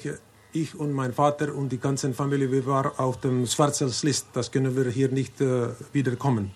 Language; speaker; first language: German; non-native, learner; Finnish